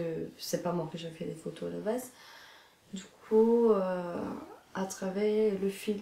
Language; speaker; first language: French; non-native, fluent; Italian